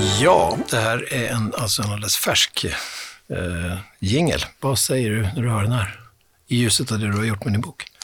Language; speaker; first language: Swedish; native; Swedish